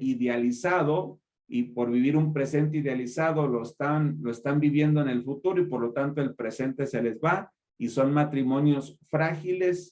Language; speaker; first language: Spanish; native; Spanish